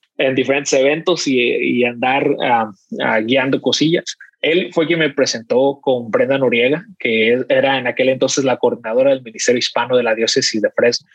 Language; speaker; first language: Spanish; native; Spanish